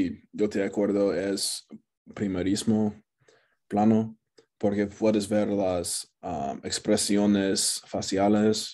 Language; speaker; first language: Spanish; non-native, learner; English